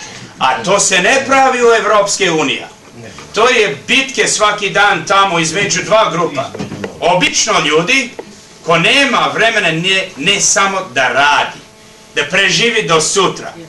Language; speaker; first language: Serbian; early bilingual, heritage; Serbian